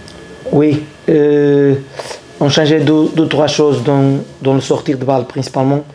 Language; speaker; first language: French; non-native, learner; Portuguese